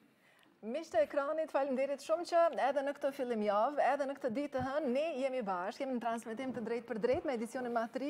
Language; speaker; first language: Albanian; native; Albanian